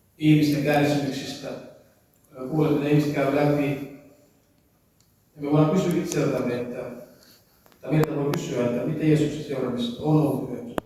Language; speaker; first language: Finnish; early bilingual, other home language; Kinyarwanda